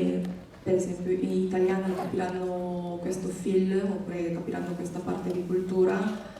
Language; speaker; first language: Italian; non-native, fluent; Korean